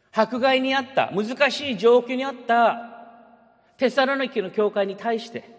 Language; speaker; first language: Japanese; early bilingual, heritage; Japanese